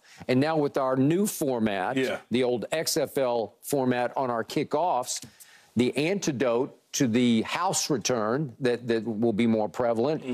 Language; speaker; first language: English; native; English